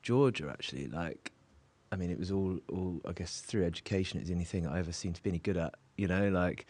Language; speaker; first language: English; native; English